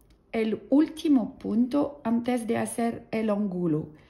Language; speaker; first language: Spanish; non-native, learner; French